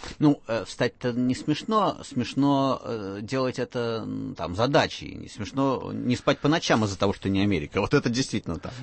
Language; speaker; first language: Russian; native; Russian